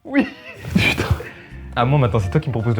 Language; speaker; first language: French; native; French